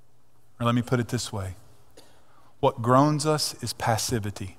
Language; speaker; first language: English; native; English